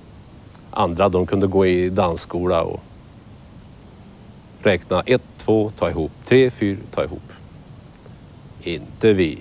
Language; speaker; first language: Swedish; native; Swedish